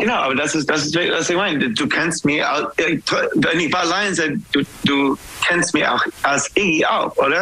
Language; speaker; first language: German; non-native, learner; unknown